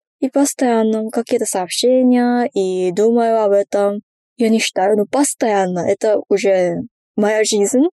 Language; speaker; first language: Russian; non-native, fluent; Korean